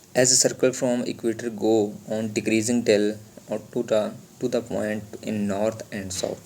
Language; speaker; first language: English; non-native, local second language; Punjabi